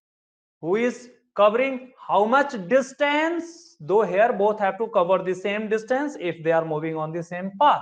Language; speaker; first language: English; non-native, local second language; Hindi